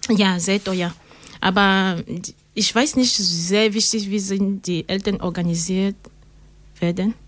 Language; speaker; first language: German; non-native, learner; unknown